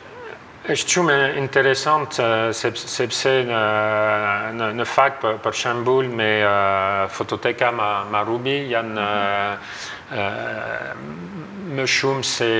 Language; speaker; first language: Albanian; non-native, learner; French